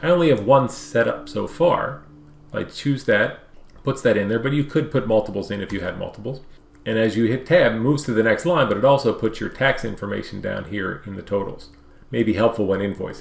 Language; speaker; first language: English; native; English